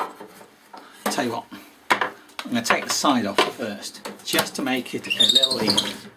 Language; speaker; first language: English; native; English